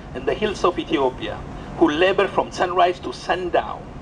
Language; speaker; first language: English; non-native, fluent; Amharic